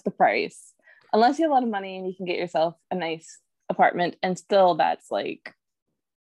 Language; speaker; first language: English; native; English